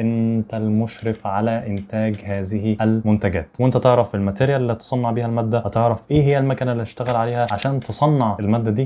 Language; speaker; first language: Arabic; native; Arabic